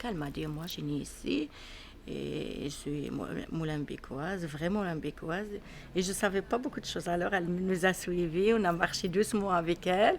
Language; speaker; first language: French; non-native, learner; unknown